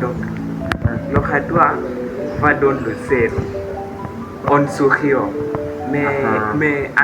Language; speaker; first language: French; non-native, learner; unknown